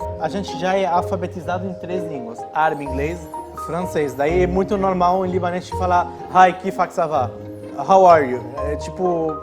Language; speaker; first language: Portuguese; non-native, fluent; Arabic